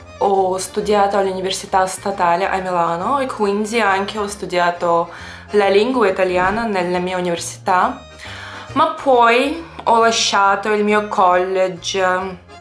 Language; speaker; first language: Italian; non-native, learner; Russian